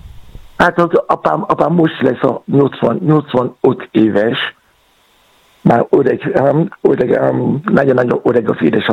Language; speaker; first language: Hungarian; non-native, learner; Yoruba